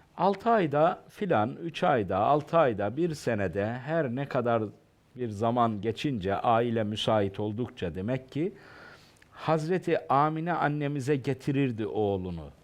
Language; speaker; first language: Turkish; native; Turkish